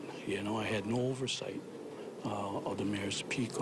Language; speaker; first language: English; native; English